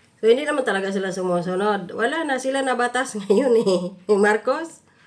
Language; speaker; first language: Filipino; non-native, local second language; Cebuano